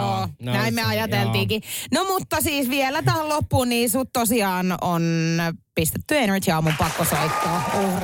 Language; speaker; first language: Finnish; native; Finnish